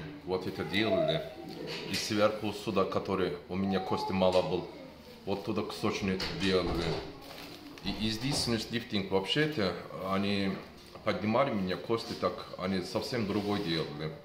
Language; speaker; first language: Russian; non-native, learner; Turkish